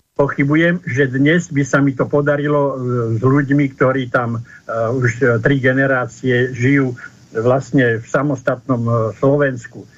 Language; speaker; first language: Slovak; native; Slovak